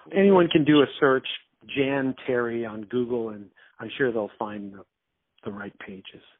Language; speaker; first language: English; native; English